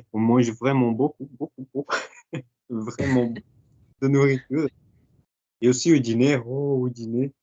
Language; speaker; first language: French; non-native, fluent; Portuguese